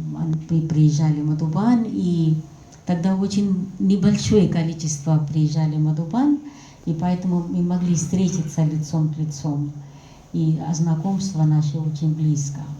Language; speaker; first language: Russian; non-native, fluent; Hindi